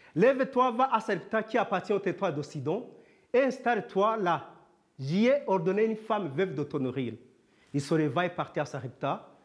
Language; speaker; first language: French; non-native, local second language; Kinyarwanda